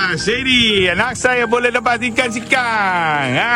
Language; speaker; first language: Malay; non-native, learner; English